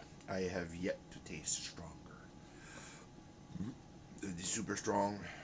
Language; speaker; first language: English; early bilingual, other home language; French